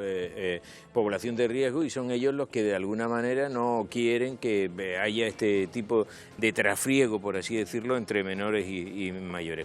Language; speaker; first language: Spanish; native; Spanish